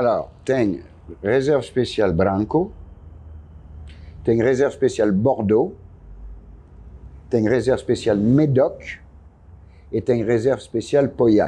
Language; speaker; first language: Portuguese; non-native, fluent; French